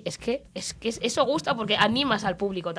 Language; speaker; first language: Spanish; native; Spanish